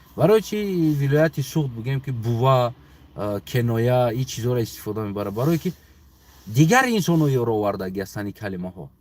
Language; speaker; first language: Tajik; native; Tajik